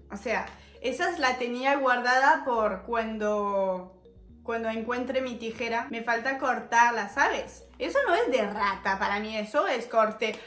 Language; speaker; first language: Spanish; non-native, fluent; French